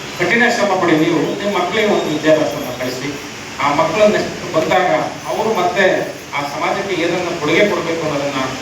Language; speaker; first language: Kannada; native; Kannada